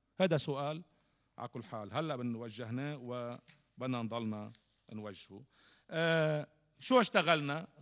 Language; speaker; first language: Arabic; native; Arabic